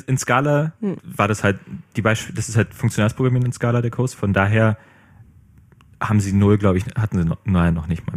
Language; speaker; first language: German; native; German